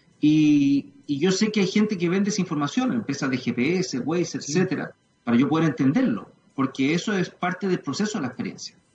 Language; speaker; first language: Spanish; native; Spanish